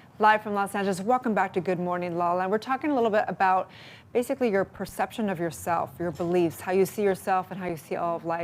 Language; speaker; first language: English; native; English